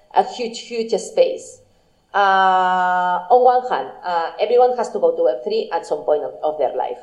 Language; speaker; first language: English; non-native, fluent; Spanish